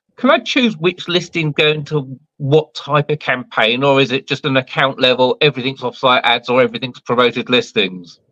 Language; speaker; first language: English; native; English